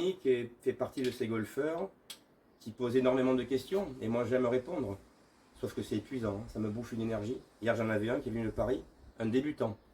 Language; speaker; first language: French; native; French